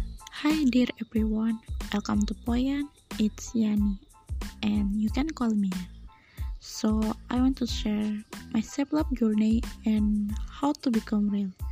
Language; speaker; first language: English; non-native, learner; Indonesian